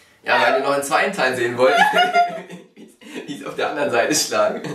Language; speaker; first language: German; native; German